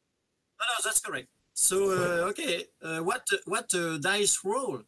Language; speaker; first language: English; non-native, fluent; French